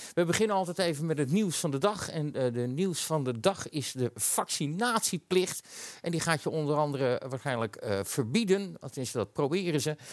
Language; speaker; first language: Dutch; native; Dutch